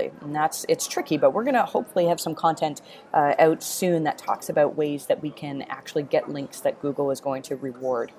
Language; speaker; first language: English; native; English